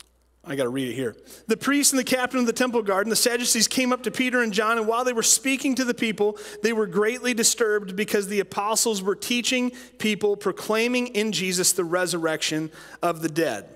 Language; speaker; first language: English; native; English